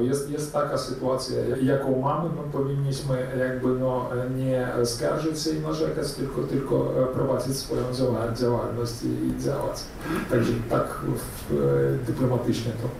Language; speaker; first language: Polish; early bilingual, heritage; Polish